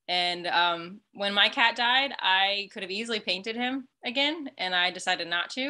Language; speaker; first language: English; native; English